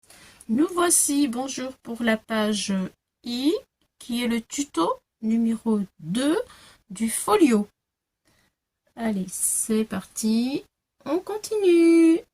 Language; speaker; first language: French; native; French